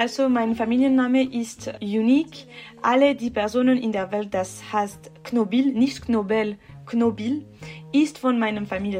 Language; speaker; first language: German; non-native, local second language; French